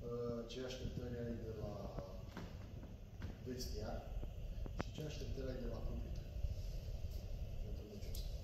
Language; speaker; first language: Romanian; native; Romanian